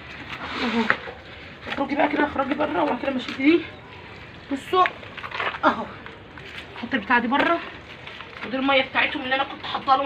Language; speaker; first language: Arabic; native; Arabic